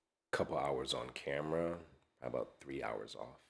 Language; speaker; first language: English; native; English